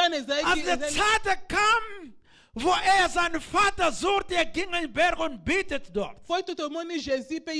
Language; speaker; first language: German; non-native, learner; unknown